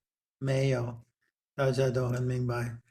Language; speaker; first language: Chinese; non-native, fluent; English